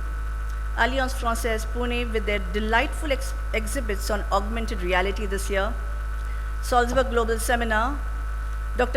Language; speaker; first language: English; non-native, local second language; Marathi